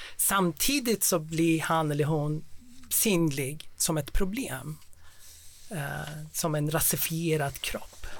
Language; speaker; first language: Swedish; non-native, fluent; Persian